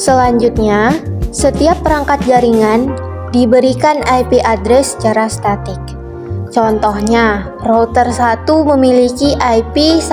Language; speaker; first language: Indonesian; native; Indonesian